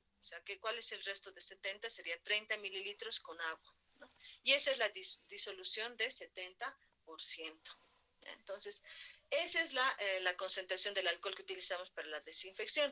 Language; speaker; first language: Spanish; native; Spanish